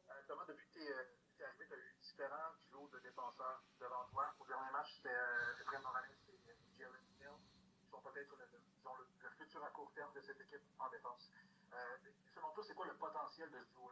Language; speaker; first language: French; native; French